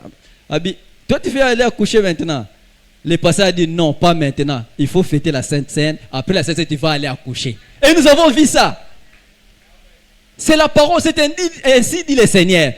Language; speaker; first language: French; non-native, local second language; Lingala